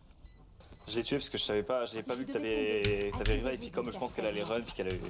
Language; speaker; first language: French; native; French